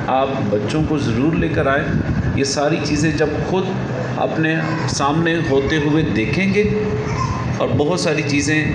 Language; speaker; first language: Urdu; non-native, local second language; Punjabi